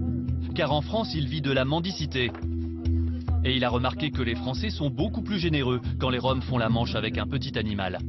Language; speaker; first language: French; native; French